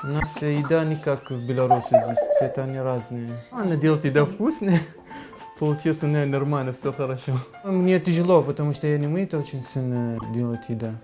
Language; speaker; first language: Russian; non-native, learner; Arabic